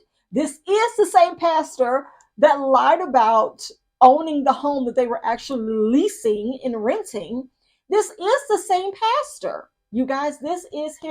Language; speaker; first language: English; native; English